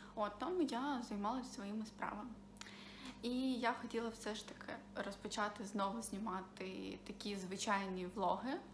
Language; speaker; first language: Ukrainian; non-native, local second language; Russian